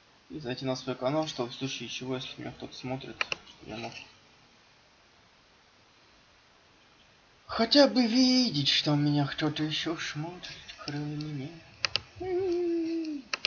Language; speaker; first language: Russian; native; Russian